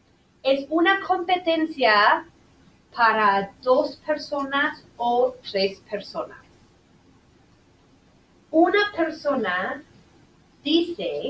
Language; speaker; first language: Spanish; non-native, fluent; English